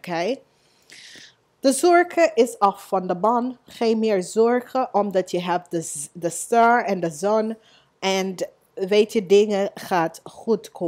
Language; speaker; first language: Dutch; non-native, learner; English